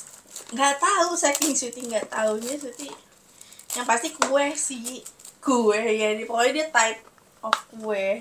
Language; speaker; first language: Indonesian; native; Indonesian